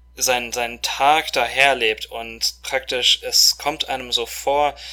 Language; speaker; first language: German; non-native, fluent; Russian